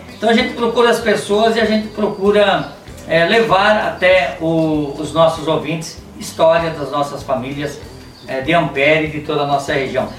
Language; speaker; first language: Portuguese; native; Portuguese